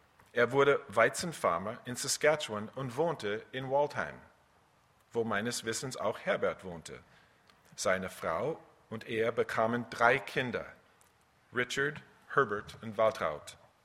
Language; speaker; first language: German; early bilingual, other home language; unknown